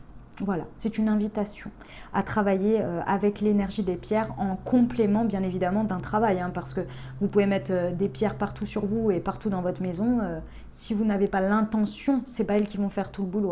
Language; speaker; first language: French; native; French